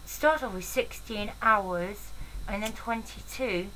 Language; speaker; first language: English; native; English